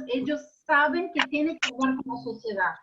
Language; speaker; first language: Spanish; non-native, fluent; Portuguese